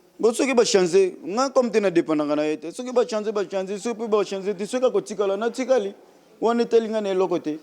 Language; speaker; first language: Lingala; non-native, local second language; Kongo